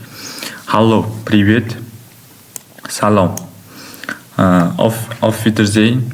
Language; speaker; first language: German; non-native, learner; Uzbek